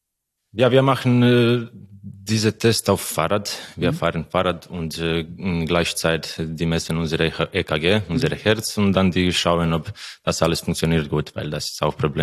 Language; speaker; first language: German; non-native, learner; Croatian